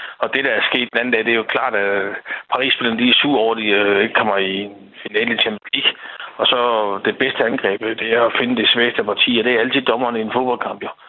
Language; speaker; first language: Danish; native; Danish